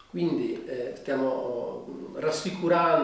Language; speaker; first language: Italian; native; Italian